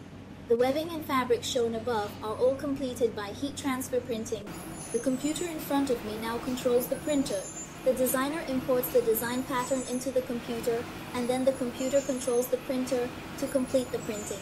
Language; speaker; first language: English; non-native, fluent; Chinese